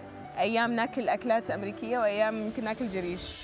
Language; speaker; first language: Arabic; early bilingual, other home language; English